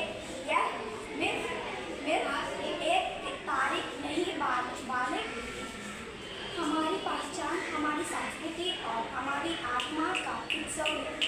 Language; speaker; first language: Hindi; non-native, local second language; Telugu